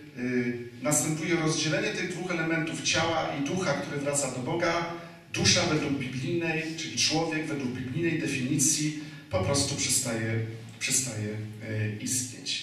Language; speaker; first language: Polish; native; Polish